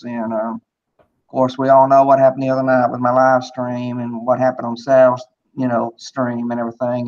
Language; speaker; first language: English; native; English